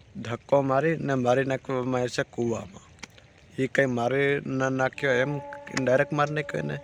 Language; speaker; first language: Gujarati; non-native, local second language; Bhili